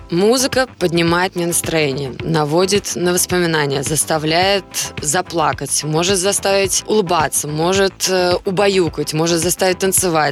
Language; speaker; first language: Russian; native; Russian